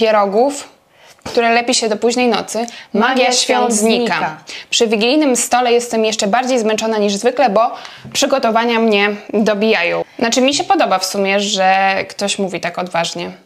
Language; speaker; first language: Polish; native; Polish